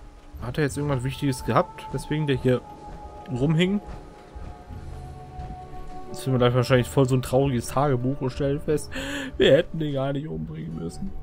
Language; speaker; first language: German; native; German